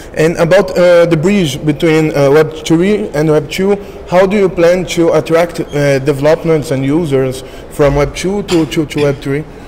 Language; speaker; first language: English; non-native, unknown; Portuguese